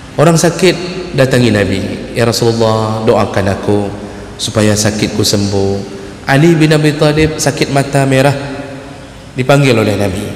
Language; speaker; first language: Malay; non-native, local second language; Achinese